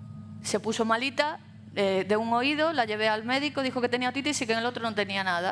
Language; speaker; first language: Spanish; native; Spanish